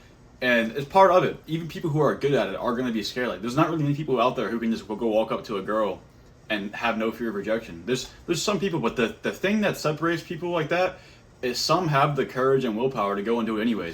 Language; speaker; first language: English; native; English